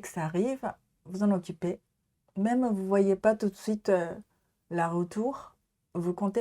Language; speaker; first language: French; non-native, learner; Japanese